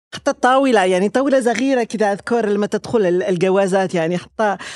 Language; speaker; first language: Arabic; non-native, fluent; French